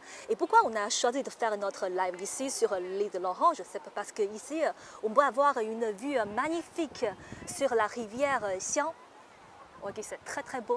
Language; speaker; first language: French; non-native, fluent; Chinese